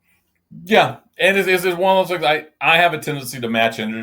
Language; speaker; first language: English; native; English